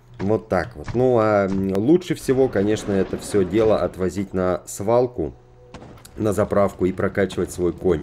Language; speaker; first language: Russian; native; Russian